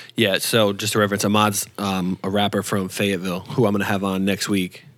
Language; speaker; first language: English; native; English